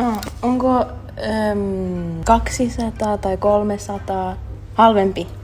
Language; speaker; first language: Finnish; non-native, learner; Russian